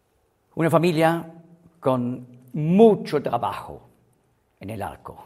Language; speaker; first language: Spanish; non-native, learner; German